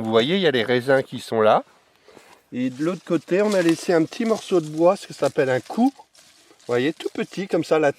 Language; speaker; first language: French; native; French